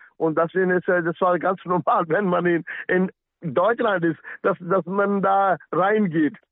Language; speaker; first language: German; non-native, fluent; Punjabi